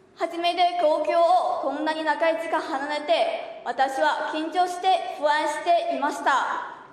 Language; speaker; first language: Japanese; non-native, learner; Chinese